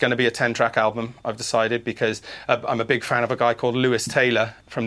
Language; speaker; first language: English; native; English